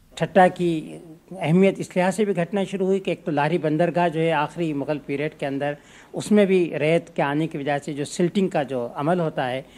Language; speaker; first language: Urdu; native; Urdu